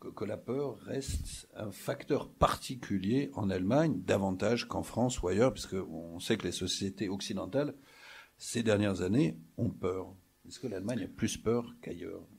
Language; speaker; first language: French; native; French